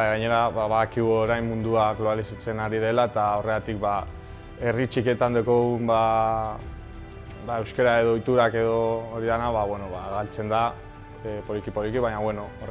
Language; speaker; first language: Basque; native; Basque